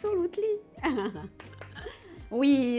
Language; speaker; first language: French; native; French